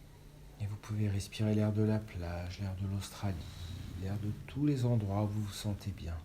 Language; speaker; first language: French; native; French